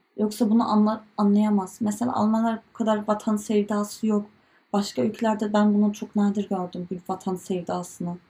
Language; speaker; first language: Turkish; early bilingual, heritage; Turkish